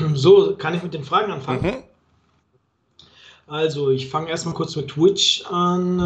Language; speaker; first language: German; native; German